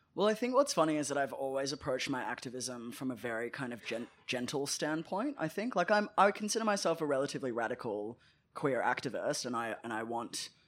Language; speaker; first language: English; native; English